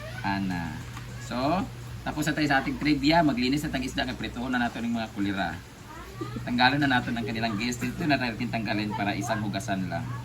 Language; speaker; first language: Filipino; non-native, local second language; Cebuano